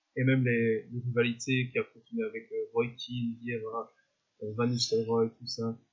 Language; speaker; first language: French; native; French